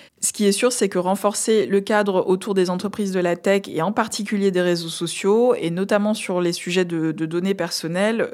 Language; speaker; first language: French; native; French